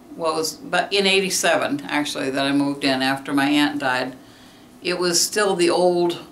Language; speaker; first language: English; native; English